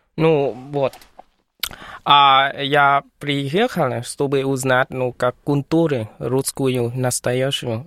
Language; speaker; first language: Russian; non-native, learner; Vietnamese